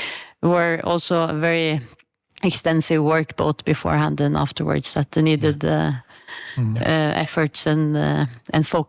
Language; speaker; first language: English; non-native, fluent; Norwegian